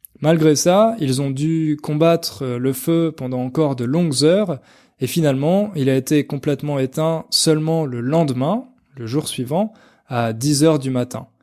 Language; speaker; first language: French; native; French